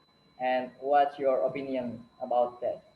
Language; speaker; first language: English; non-native, learner; Indonesian